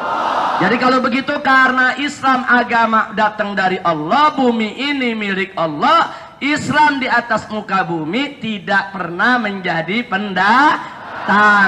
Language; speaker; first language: Indonesian; native; Indonesian